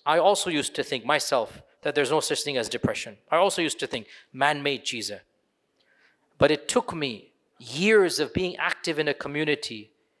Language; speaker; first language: English; early bilingual, other home language; Urdu